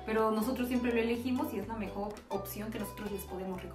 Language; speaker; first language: Spanish; native; Spanish